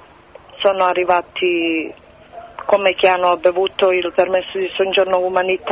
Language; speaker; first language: Italian; non-native, fluent; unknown